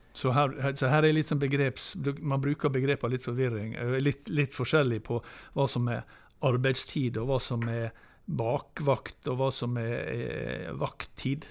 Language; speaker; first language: Norwegian; native; Norwegian